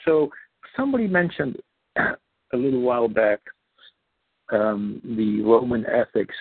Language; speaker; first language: English; non-native, fluent; Dutch